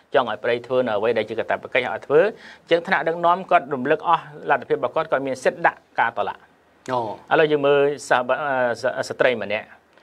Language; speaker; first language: Khmer; native; Khmer